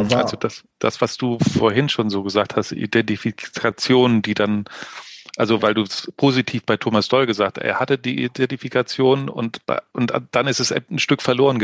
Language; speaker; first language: German; native; German